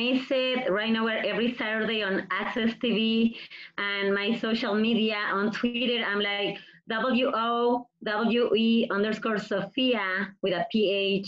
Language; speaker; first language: English; non-native, fluent; Spanish